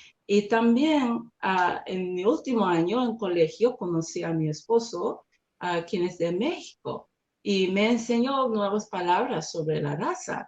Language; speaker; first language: Spanish; non-native, learner; English